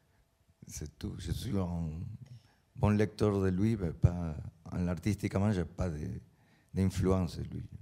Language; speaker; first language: French; non-native, learner; Spanish